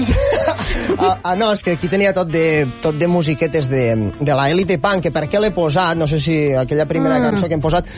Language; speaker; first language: Catalan; native; Catalan